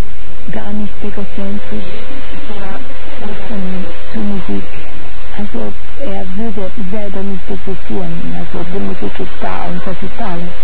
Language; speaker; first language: German; non-native, fluent; Portuguese